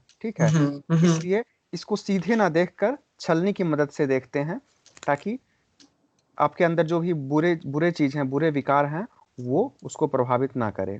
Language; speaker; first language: Hindi; native; Hindi